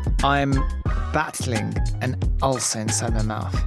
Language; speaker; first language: English; early bilingual, heritage; English